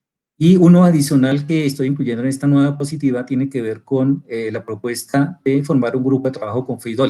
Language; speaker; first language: Spanish; native; Spanish